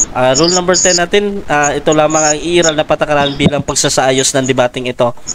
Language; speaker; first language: Filipino; non-native, local second language; Hiligaynon